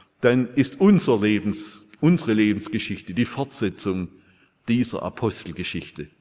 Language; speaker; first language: German; native; German